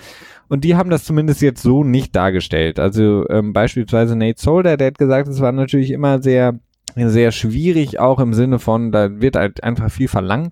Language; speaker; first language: German; native; German